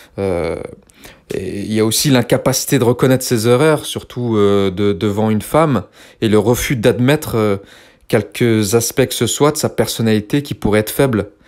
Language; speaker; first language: French; early bilingual, other home language; Kabyle